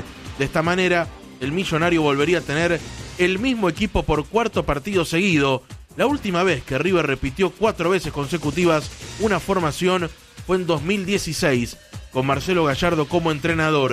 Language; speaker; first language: Spanish; native; Spanish